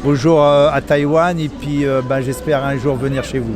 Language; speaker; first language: French; native; French